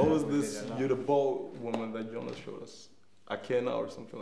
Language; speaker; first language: English; non-native, fluent; Danish